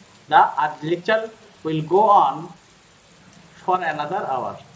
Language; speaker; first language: English; non-native, local second language; Bangla